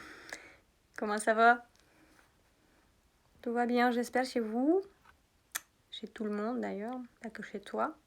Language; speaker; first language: French; native; French